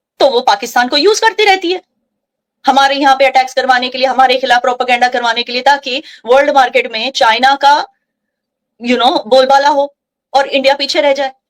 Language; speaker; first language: Hindi; non-native, local second language; Kashmiri